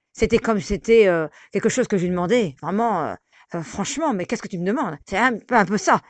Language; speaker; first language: French; native; French